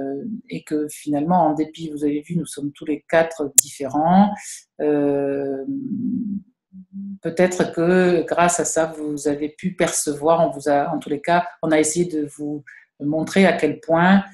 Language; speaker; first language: French; native; French